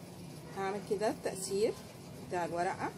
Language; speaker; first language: Arabic; native; Arabic